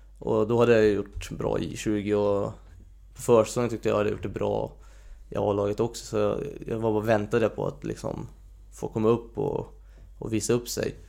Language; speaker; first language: Swedish; non-native, fluent; Hungarian